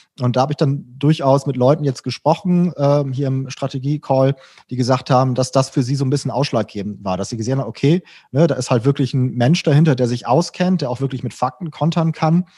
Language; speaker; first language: German; native; German